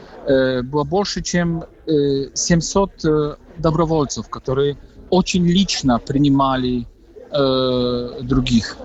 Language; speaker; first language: Russian; non-native, fluent; Polish